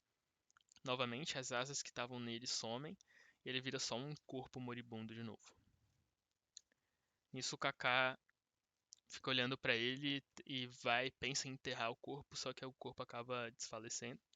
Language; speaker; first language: Portuguese; native; Portuguese